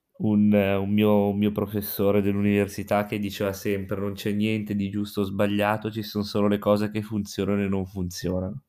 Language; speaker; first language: Italian; native; Italian